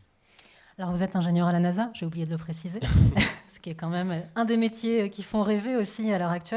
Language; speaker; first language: French; native; French